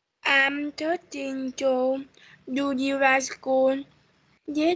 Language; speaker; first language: English; non-native, learner; Vietnamese